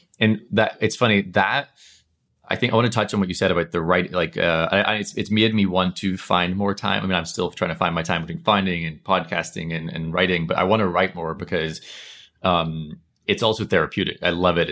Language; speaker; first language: English; native; English